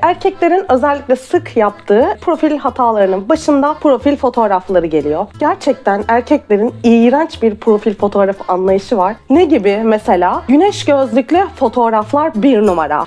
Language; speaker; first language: Turkish; native; Turkish